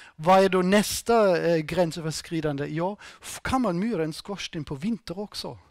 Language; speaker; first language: Swedish; non-native, fluent; German